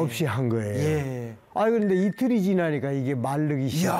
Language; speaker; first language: Korean; native; Korean